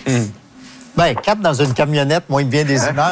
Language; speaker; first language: French; native; French